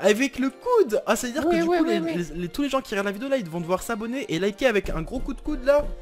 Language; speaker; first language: French; native; French